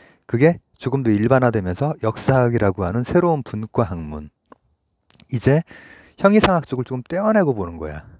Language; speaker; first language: Korean; native; Korean